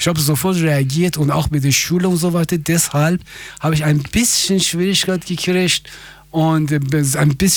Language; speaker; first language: German; non-native, fluent; Persian